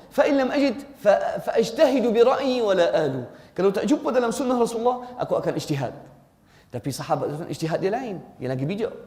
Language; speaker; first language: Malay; non-native, fluent; Arabic